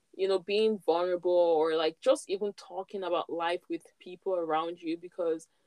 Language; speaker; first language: English; non-native, local second language; Yoruba